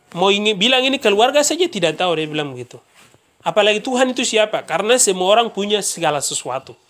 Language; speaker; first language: Indonesian; native; Indonesian